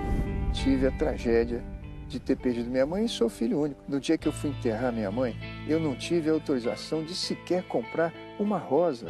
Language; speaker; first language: Portuguese; native; Portuguese